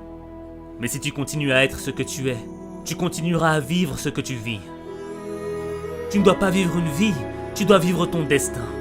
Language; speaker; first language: French; non-native, local second language; Haitian Creole